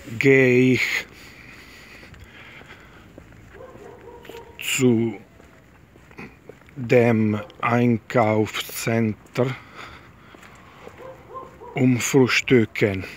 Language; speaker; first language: German; non-native, learner; Italian